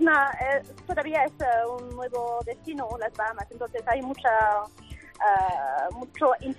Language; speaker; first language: Spanish; non-native, fluent; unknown